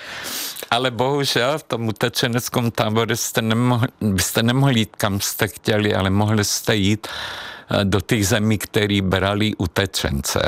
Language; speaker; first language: Czech; non-native, fluent; Hungarian